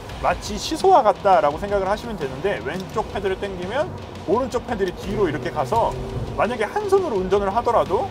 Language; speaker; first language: Korean; native; Korean